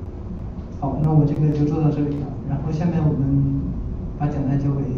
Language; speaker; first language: Chinese; native; Chinese